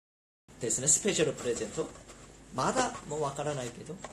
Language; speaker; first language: Japanese; non-native, learner; Korean